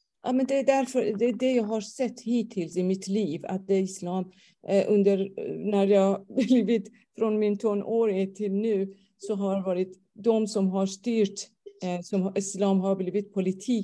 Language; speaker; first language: Swedish; non-native, fluent; Persian